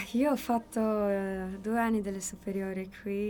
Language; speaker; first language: Italian; non-native, fluent; Portuguese